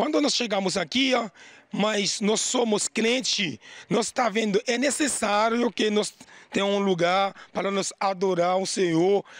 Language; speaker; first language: Portuguese; non-native, learner; Haitian Creole